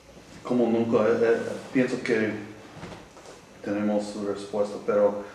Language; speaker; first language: Spanish; non-native, learner; English